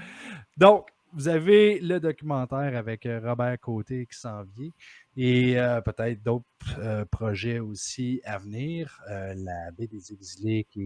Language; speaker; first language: French; native; French